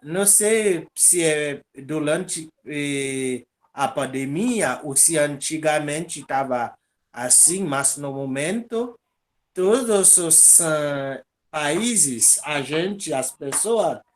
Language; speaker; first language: Portuguese; non-native, local second language; Haitian Creole